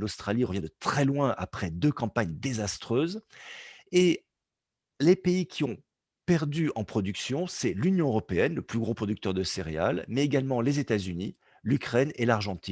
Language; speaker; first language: French; native; French